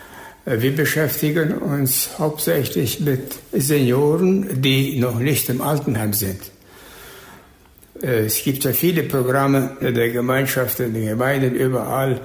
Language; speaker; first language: German; early bilingual, heritage; German